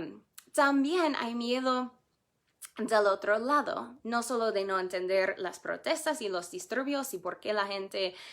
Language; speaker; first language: Spanish; non-native, fluent; English